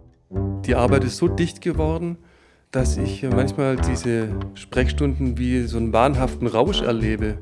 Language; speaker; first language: German; native; German